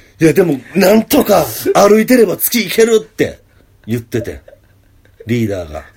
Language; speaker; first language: Japanese; native; Japanese